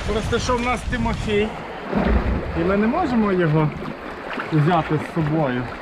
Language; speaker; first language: Ukrainian; non-native, local second language; Russian